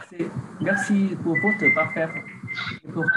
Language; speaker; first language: French; non-native, learner; Vietnamese